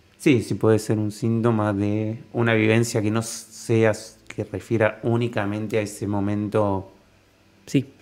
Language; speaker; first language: Spanish; native; Spanish